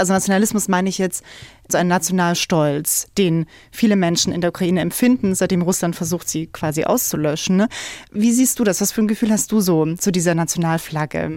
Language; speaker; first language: German; native; German